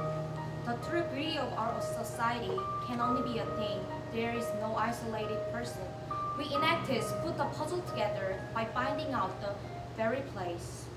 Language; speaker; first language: English; non-native, learner; Korean